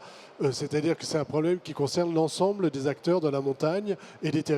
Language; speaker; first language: French; native; French